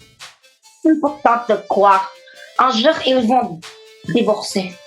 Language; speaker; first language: French; non-native, learner; English